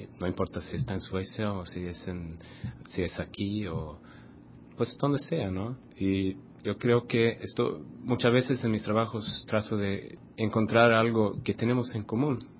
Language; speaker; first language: Spanish; non-native, fluent; Swedish